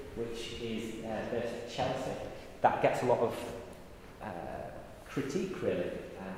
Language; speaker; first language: English; native; English